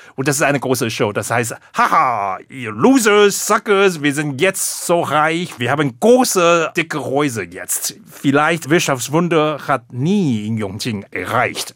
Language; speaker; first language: German; non-native, fluent; Chinese